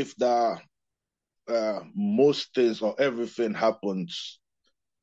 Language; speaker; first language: English; non-native, local second language; Igbo